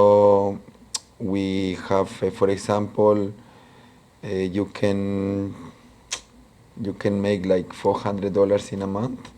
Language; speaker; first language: English; non-native, local second language; Spanish